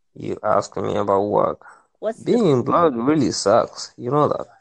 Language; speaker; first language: English; non-native, local second language; Swahili